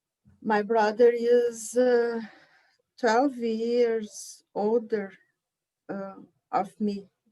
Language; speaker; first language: English; non-native, learner; Portuguese